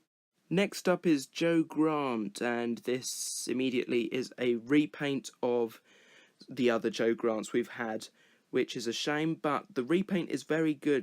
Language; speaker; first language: English; native; English